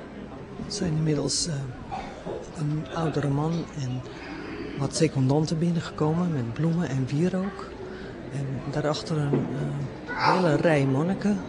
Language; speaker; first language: Dutch; native; Dutch